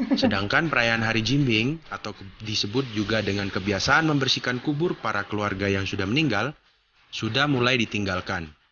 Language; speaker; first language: Indonesian; native; Indonesian